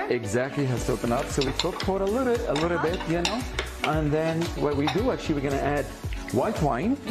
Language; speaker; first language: English; non-native, fluent; Arabic